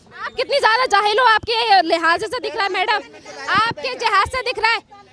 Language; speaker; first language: Hindi; native; Hindi